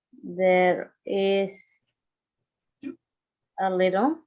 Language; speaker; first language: English; non-native, learner; Spanish